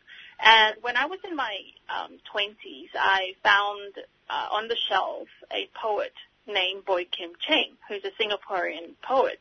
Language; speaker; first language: English; native; English